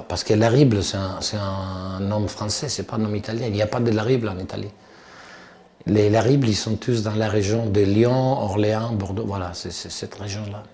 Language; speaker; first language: French; non-native, fluent; Italian